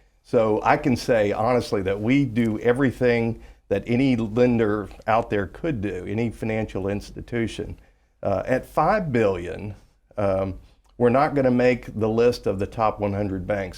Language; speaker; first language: English; native; English